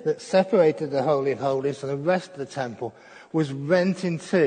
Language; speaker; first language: English; native; English